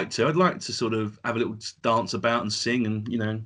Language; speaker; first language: English; native; English